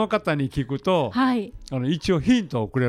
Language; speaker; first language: Japanese; native; Japanese